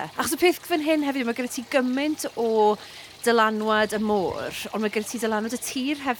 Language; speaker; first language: Welsh; native; Welsh